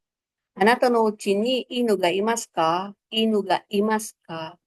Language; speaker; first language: Japanese; non-native, fluent; Filipino